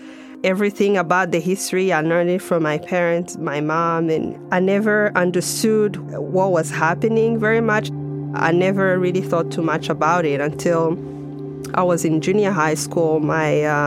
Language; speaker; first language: English; non-native, local second language; Kinyarwanda